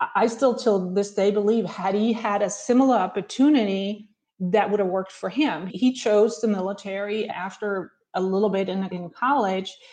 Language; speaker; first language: English; non-native, fluent; Danish